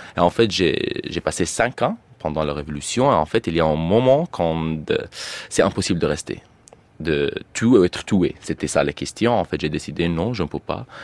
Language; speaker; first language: French; non-native, fluent; Arabic